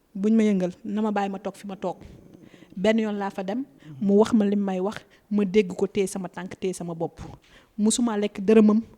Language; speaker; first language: Wolof; non-native, local second language; Fula